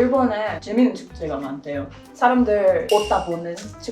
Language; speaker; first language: Korean; non-native, fluent; English